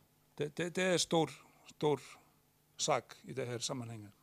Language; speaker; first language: Swedish; non-native, fluent; Icelandic